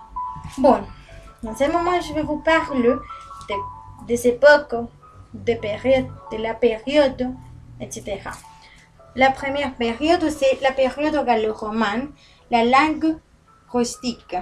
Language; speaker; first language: French; non-native, learner; Spanish